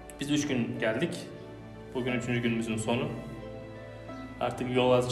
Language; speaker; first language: Turkish; native; Turkish